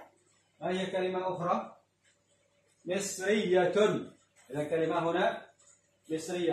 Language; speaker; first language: Arabic; non-native, fluent; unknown